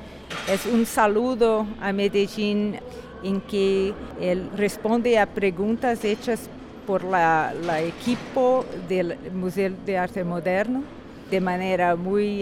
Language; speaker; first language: Spanish; non-native, fluent; Portuguese